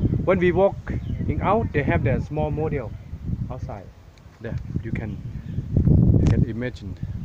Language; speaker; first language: English; non-native, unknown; Thai